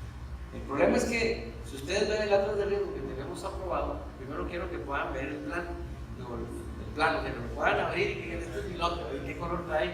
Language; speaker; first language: Spanish; native; Spanish